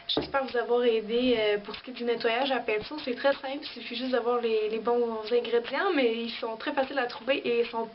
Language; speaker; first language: French; native; French